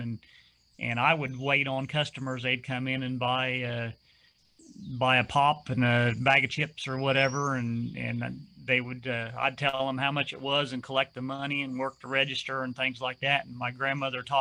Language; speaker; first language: English; native; English